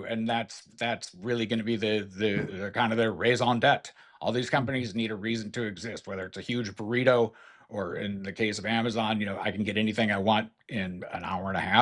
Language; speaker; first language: English; native; English